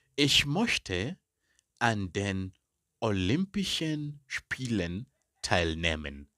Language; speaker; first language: German; non-native, fluent; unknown